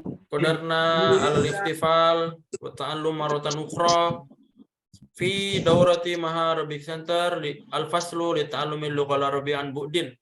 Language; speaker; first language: Arabic; non-native, fluent; Indonesian